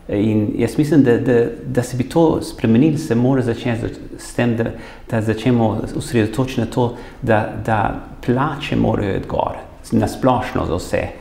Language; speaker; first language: Slovenian; early bilingual, heritage; Slovenian